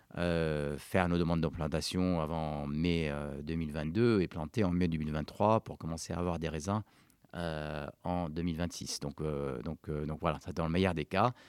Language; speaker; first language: French; non-native, local second language; Arabic